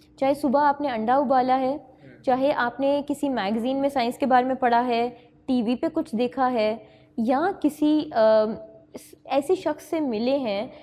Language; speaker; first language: Urdu; native; Urdu